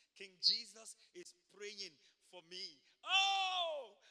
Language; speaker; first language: English; non-native, local second language; Yoruba